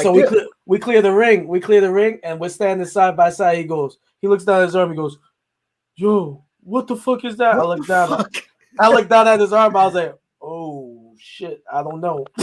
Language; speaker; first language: English; native; English